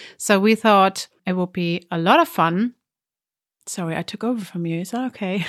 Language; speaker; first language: English; non-native, fluent; German